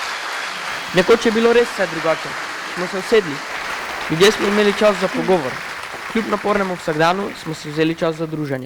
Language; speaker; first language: Slovenian; native; Slovenian